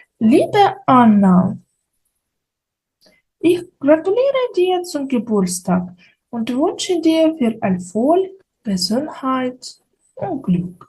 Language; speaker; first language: German; non-native, fluent; Ukrainian